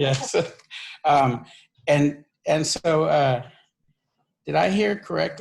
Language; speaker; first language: English; native; English